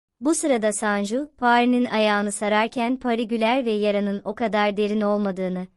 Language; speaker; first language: Turkish; native; Turkish